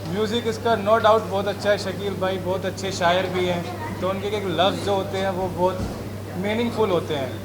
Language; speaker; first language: Hindi; native; Hindi